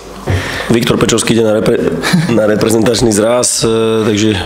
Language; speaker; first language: Slovak; native; Slovak